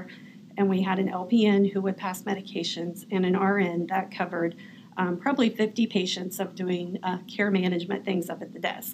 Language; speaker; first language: English; native; English